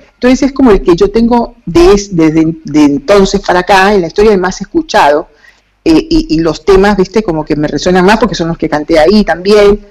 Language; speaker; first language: Spanish; native; Spanish